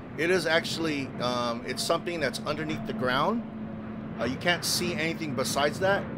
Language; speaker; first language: English; native; English